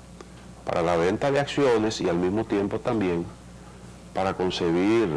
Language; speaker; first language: Spanish; native; Spanish